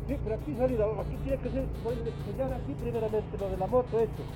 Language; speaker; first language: Spanish; native; Spanish